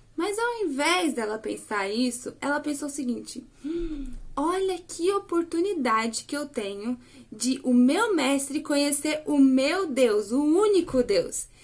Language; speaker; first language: Portuguese; native; Portuguese